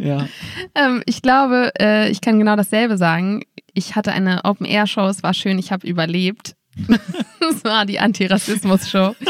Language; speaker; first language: German; native; German